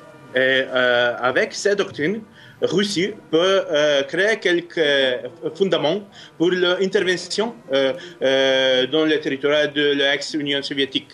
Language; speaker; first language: French; non-native, fluent; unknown